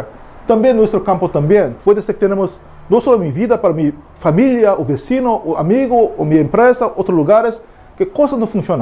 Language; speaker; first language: Spanish; non-native, learner; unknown